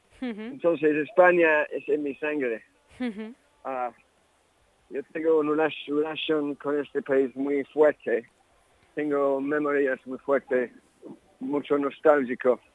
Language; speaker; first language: Spanish; non-native, learner; English